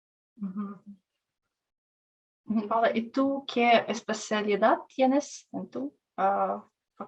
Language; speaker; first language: Spanish; non-native, learner; Russian